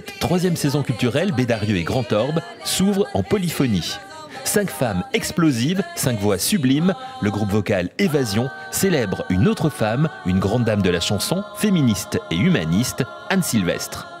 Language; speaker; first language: French; native; French